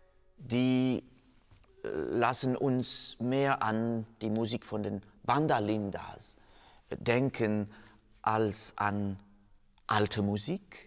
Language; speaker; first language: German; non-native, fluent; French